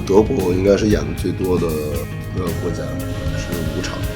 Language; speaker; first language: Chinese; native; Chinese